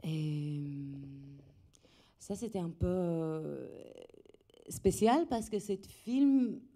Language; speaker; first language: French; non-native, fluent; Hebrew